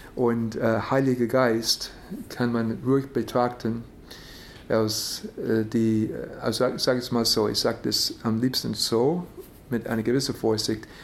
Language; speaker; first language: German; non-native, fluent; English